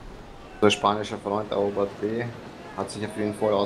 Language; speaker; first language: German; native; German